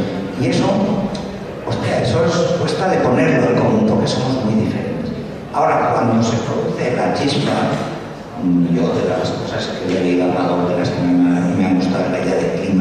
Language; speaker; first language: Spanish; non-native, local second language; Catalan